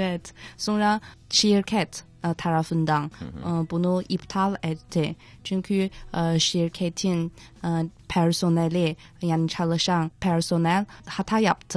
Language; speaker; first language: Turkish; non-native, fluent; Chinese